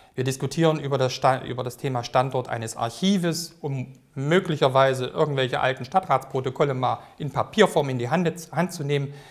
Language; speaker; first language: German; native; German